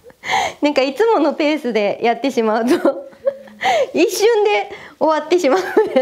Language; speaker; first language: Japanese; native; Japanese